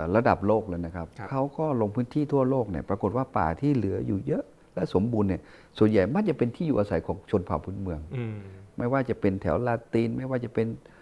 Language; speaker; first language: Thai; non-native, local second language; Karen languages